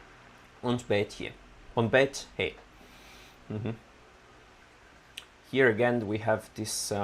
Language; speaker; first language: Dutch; non-native, learner; Italian